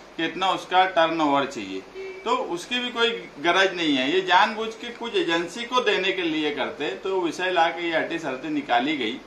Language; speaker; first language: Hindi; non-native, local second language; Urdu